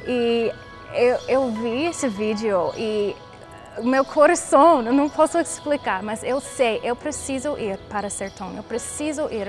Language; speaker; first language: Portuguese; non-native, learner; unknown